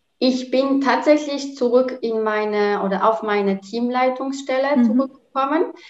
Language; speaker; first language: German; non-native, fluent; Polish